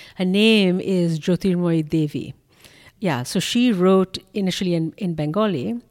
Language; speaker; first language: English; non-native, local second language; Bangla